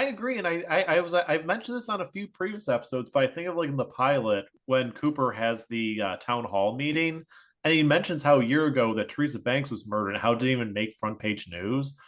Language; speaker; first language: English; native; English